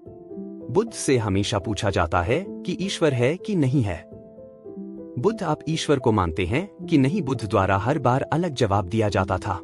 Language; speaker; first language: Hindi; native; Hindi